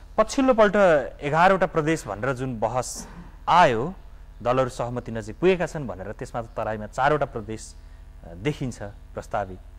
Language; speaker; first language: Nepali; native; Nepali